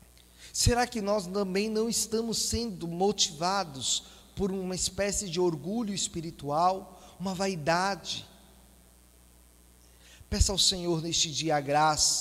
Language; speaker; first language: Portuguese; native; Portuguese